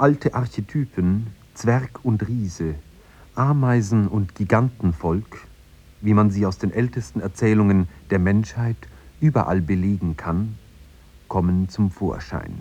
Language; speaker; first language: German; native; German